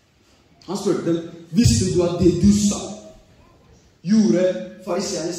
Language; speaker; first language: Norwegian; early bilingual, other home language; Oromo